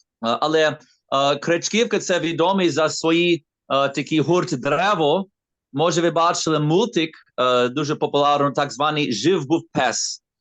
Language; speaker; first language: Ukrainian; early bilingual, heritage; Ukrainian